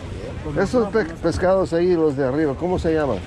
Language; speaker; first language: Spanish; non-native, fluent; English